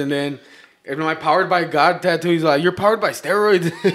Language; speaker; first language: English; early bilingual, other home language; Spanish